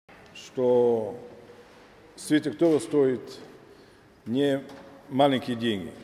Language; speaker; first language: Russian; non-native, learner; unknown